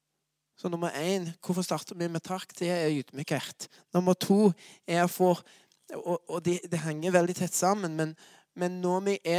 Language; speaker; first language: Norwegian; non-native, fluent; English